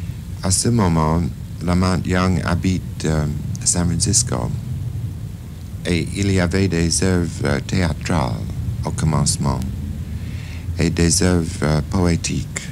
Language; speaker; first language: French; non-native, fluent; English